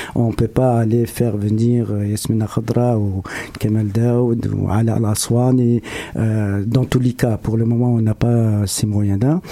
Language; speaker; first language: French; non-native, local second language; Arabic